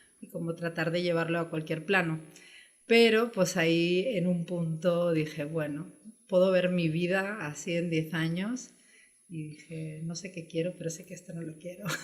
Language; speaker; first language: Spanish; native; Spanish